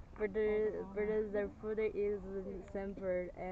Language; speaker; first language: English; non-native, learner; Chinese